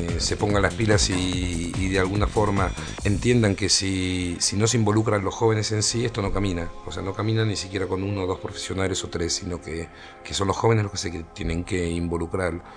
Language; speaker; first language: Spanish; native; Spanish